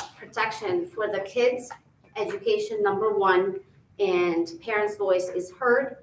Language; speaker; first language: English; early bilingual, other home language; Albanian